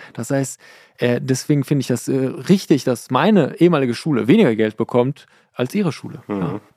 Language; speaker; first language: German; early bilingual, other home language; Persian